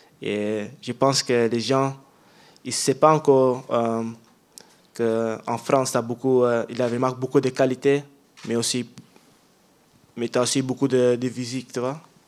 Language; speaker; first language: French; non-native, learner; Dutch